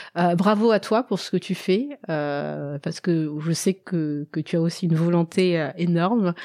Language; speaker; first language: French; native; French